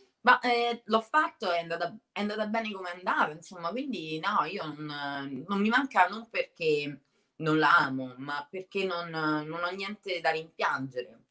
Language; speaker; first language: Italian; native; Italian